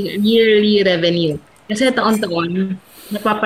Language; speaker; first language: English; non-native, local second language; Filipino